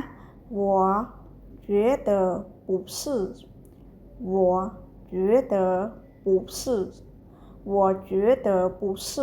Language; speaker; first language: Chinese; non-native, fluent; Khmer